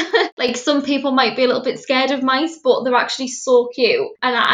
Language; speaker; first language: English; native; English